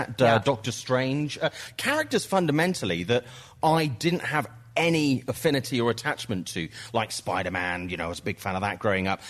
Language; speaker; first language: English; native; English